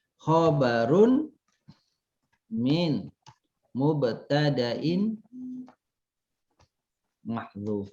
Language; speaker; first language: Arabic; non-native, fluent; Indonesian